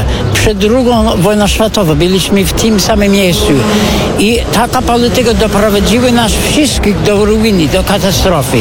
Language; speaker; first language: Polish; non-native, fluent; English